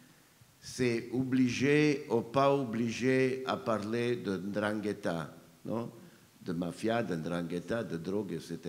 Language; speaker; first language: French; non-native, fluent; Italian